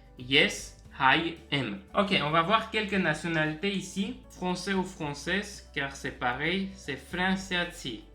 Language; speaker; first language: French; native; French